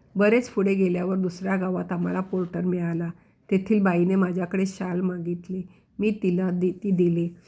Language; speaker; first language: Marathi; non-native, local second language; Konkani